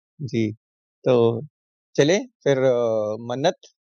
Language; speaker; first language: Hindi; native; Hindi